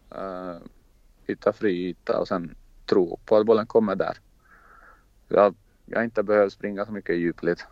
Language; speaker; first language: Swedish; non-native, fluent; Croatian